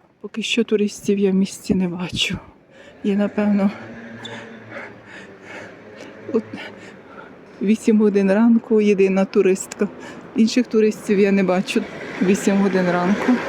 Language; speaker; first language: Ukrainian; native; Ukrainian